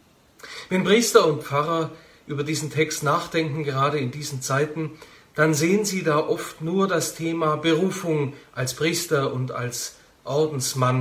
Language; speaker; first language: German; native; German